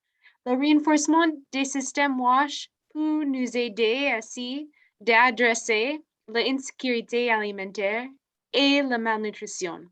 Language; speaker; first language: French; non-native, fluent; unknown